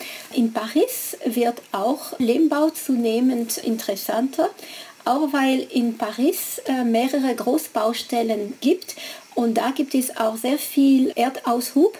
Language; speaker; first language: German; non-native, fluent; French